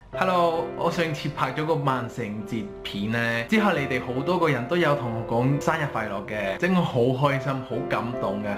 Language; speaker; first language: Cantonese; non-native, fluent; Spanish